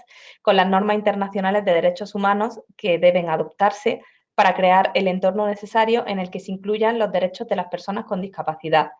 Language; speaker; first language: Spanish; native; Spanish